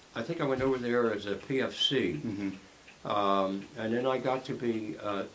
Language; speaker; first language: English; native; English